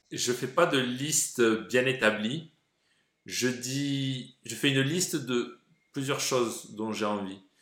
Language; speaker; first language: French; native; French